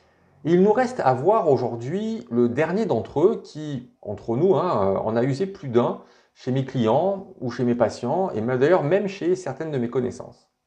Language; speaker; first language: French; native; French